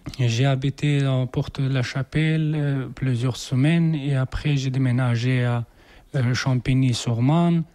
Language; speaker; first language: French; non-native, learner; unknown